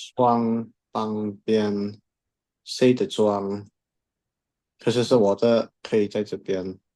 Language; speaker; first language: Chinese; non-native, learner; Indonesian